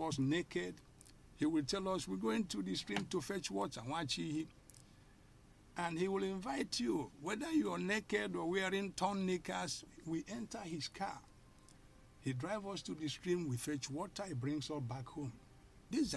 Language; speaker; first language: English; non-native, local second language; Igbo